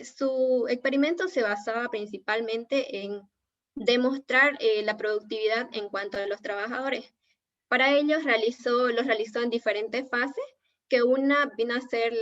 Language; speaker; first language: Spanish; native; Spanish